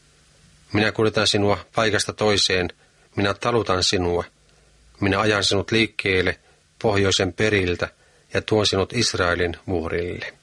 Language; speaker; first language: Finnish; native; Finnish